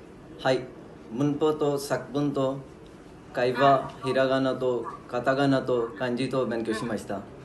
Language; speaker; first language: Japanese; non-native, learner; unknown